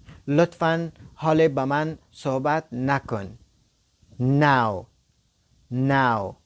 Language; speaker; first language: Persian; non-native, local second language; Pashto